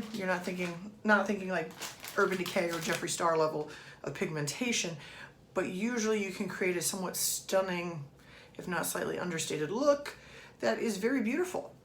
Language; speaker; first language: English; native; English